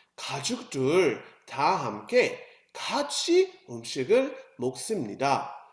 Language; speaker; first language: Korean; non-native, learner; English